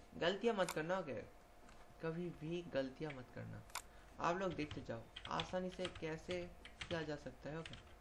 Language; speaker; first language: Hindi; non-native, local second language; Bangla